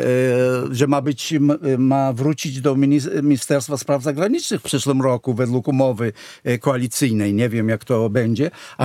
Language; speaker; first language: Polish; non-native, fluent; Hebrew